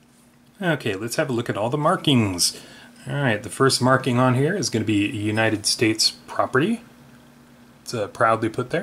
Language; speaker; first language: English; native; English